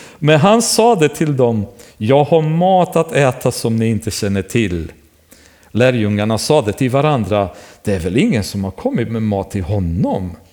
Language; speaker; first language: Swedish; non-native, fluent; Romanian